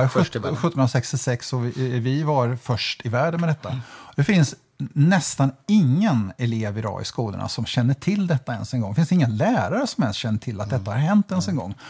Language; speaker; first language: Swedish; native; Swedish